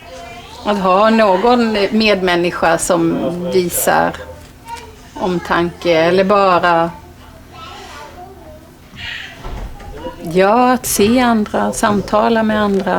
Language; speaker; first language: Swedish; native; Swedish